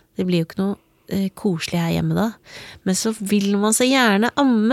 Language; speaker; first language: Norwegian; native; Norwegian